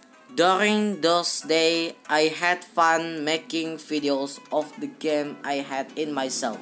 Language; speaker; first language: English; non-native, learner; Indonesian